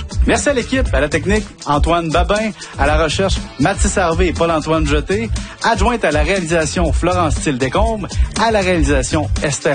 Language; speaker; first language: French; native; French